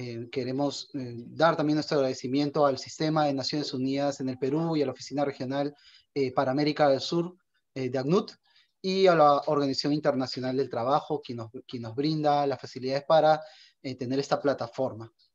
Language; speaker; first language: Spanish; native; Spanish